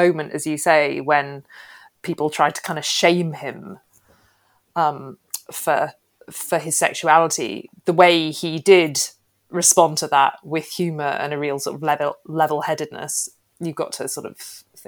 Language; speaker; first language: English; native; English